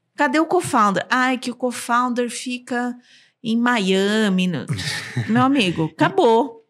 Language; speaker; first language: Portuguese; non-native, local second language; Armenian